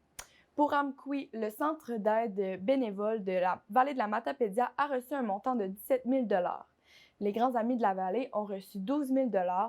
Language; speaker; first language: French; native; French